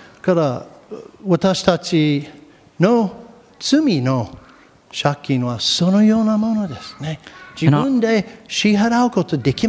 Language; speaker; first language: Japanese; non-native, fluent; English